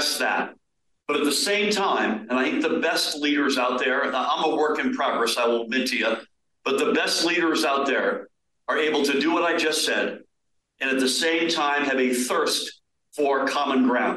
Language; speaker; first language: English; native; English